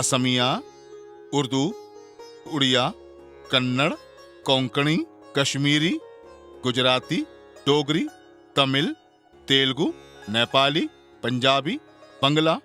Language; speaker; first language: Hindi; native; Hindi